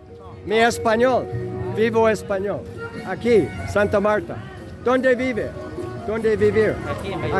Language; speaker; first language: Spanish; non-native, learner; English